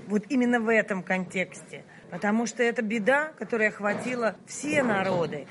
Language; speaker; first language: Russian; native; Russian